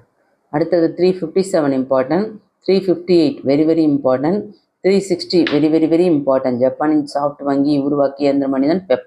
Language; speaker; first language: Tamil; native; Tamil